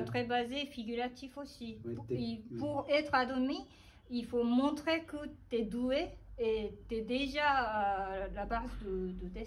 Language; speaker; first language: French; non-native, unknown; Japanese